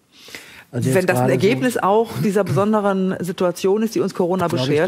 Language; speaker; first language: German; native; German